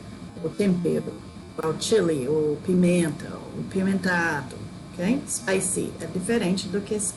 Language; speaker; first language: Portuguese; non-native, fluent; English